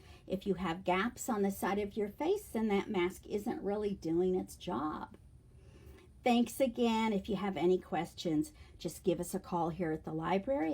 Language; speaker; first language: English; native; English